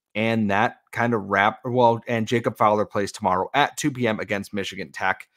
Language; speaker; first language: English; native; English